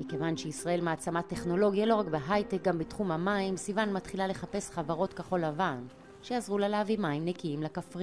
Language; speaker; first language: Hebrew; native; Hebrew